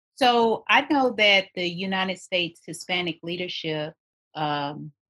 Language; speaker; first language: English; native; English